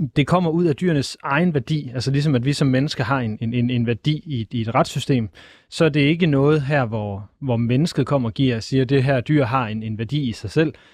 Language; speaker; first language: Danish; native; Danish